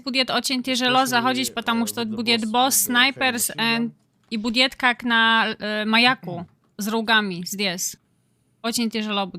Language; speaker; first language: Russian; non-native, learner; Polish